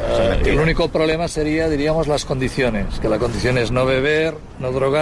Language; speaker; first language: Spanish; native; Spanish